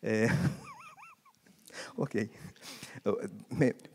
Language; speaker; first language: French; non-native, learner; Romanian